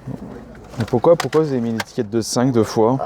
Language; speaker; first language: French; native; French